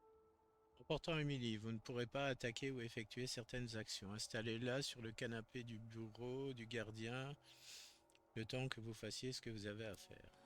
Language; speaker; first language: French; native; French